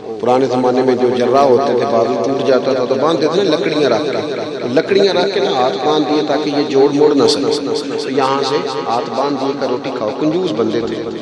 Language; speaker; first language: Urdu; non-native, local second language; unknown